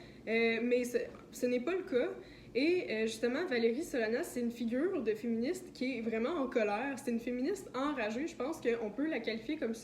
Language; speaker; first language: French; native; French